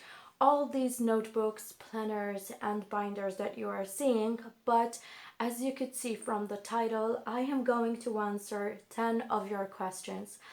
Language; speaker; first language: English; non-native, fluent; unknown